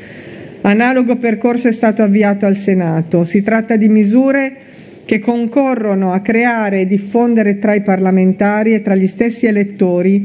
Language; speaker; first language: Italian; native; Italian